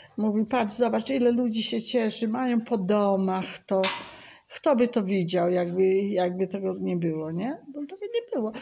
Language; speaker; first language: Polish; native; Polish